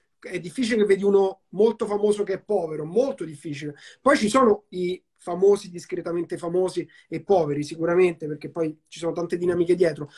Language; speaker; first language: Italian; native; Italian